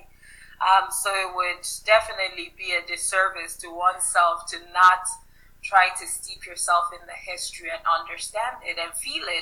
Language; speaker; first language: English; non-native, local second language; Yoruba